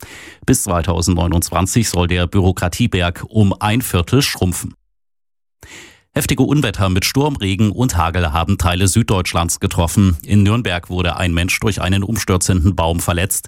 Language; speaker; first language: German; native; German